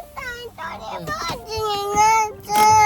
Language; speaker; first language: Japanese; early bilingual, other home language; Filipino